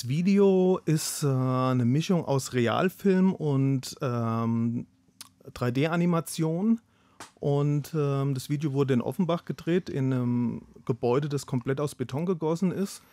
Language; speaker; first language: German; native; German